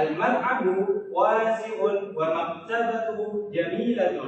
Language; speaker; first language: Arabic; non-native, learner; Indonesian